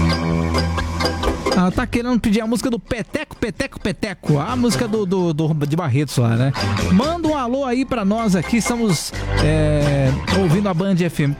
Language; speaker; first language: Portuguese; native; Portuguese